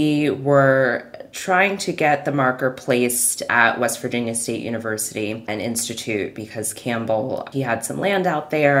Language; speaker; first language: English; native; English